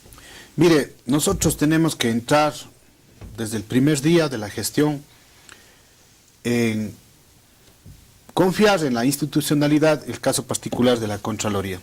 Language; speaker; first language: Spanish; native; Spanish